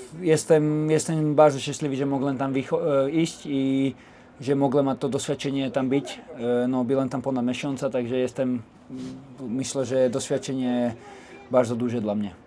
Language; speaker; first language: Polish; non-native, learner; Slovak